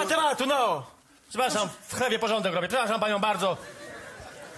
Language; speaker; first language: Polish; native; Polish